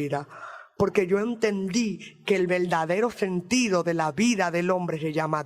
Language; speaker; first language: Spanish; native; Spanish